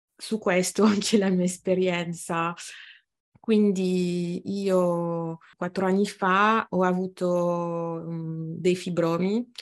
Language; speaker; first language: Italian; non-native, fluent; French